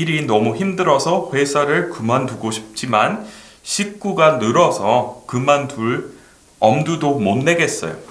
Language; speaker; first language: Korean; non-native, fluent; English